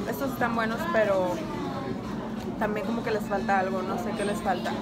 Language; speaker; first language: Spanish; early bilingual, heritage; Spanish